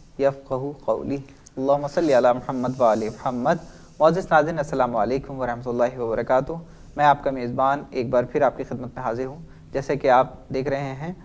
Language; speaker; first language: Urdu; native; Urdu